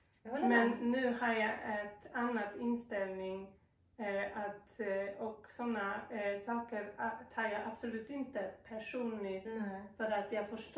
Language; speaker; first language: Swedish; non-native, fluent; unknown